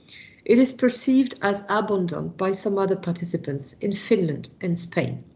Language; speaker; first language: English; non-native, fluent; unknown